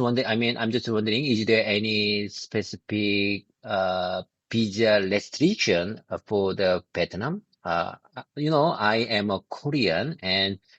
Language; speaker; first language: English; non-native, learner; Korean